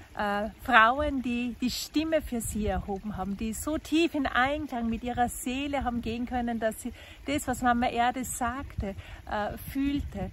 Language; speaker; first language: German; native; German